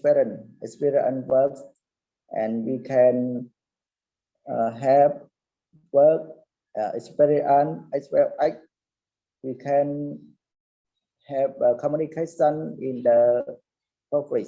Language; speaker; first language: English; non-native, learner; Khmer